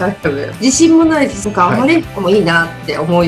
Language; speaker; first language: Japanese; native; Japanese